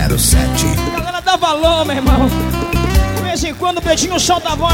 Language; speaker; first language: Portuguese; native; Portuguese